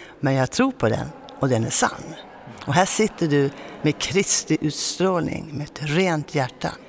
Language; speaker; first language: Swedish; native; Swedish